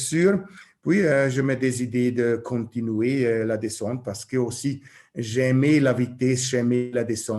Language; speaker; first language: French; non-native, learner; German